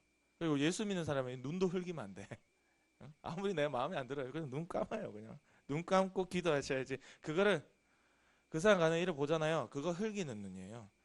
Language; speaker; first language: Korean; native; Korean